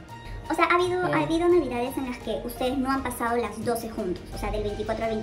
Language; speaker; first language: Spanish; native; Spanish